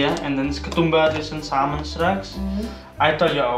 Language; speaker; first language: English; non-native, learner; Indonesian